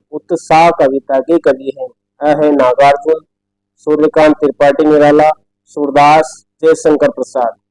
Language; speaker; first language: Hindi; native; Hindi